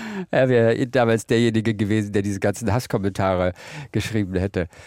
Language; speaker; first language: German; native; German